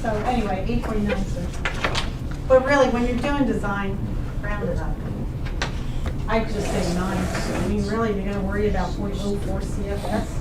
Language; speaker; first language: English; native; English